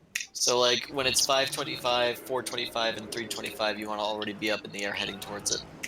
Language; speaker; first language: English; native; English